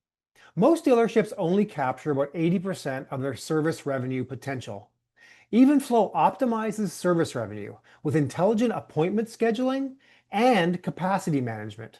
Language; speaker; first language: English; native; English